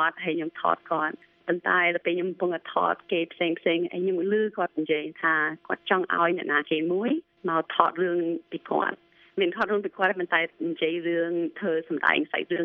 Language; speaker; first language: Khmer; early bilingual, heritage; Khmer